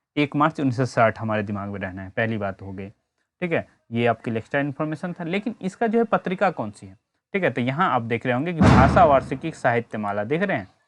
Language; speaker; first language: Hindi; native; Hindi